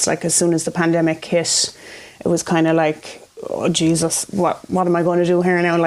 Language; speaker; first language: English; native; English